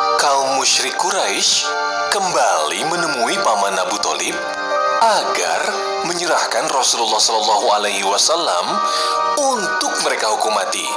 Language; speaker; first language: Indonesian; native; Indonesian